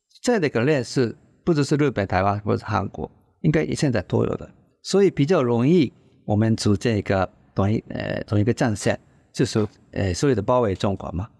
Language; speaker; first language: Chinese; non-native, fluent; Japanese